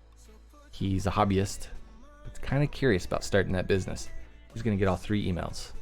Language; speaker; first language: English; native; English